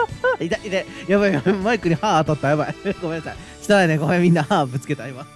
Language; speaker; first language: Japanese; native; Japanese